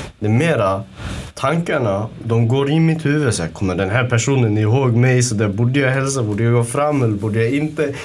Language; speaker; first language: Swedish; early bilingual, other home language; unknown